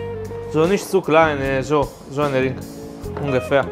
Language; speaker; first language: German; non-native, learner; Italian